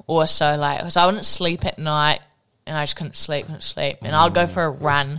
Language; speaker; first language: English; native; English